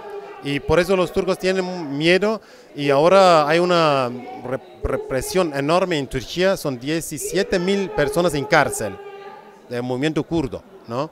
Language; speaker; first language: Spanish; non-native, fluent; Kurdish